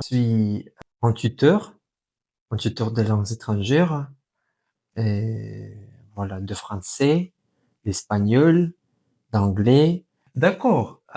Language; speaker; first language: French; non-native, fluent; Russian